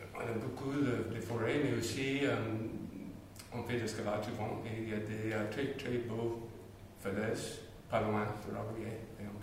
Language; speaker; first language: French; non-native, learner; English